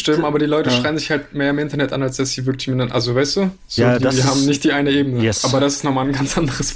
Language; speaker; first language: German; native; German